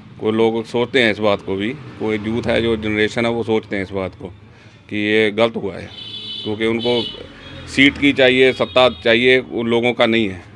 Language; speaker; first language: Hindi; non-native, local second language; Punjabi